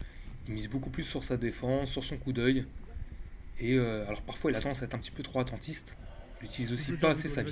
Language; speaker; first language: French; native; French